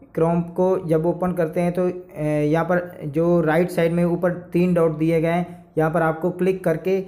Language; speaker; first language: Hindi; native; Hindi